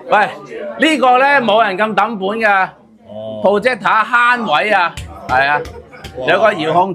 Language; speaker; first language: Cantonese; native; Cantonese